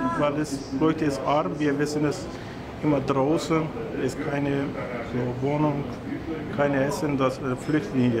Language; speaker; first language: German; non-native, learner; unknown